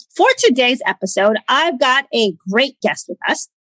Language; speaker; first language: English; native; English